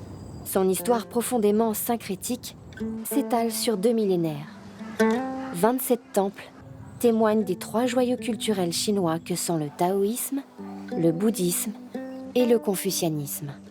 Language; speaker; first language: French; native; French